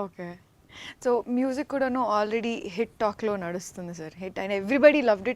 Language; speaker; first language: Telugu; native; Telugu